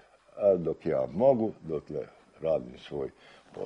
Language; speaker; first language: Serbian; early bilingual, heritage; Croatian